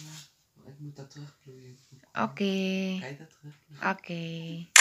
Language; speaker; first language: Dutch; non-native, learner; Filipino